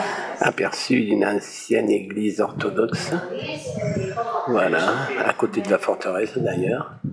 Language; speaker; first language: French; native; French